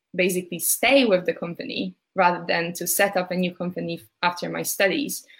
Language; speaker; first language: English; non-native, fluent; Polish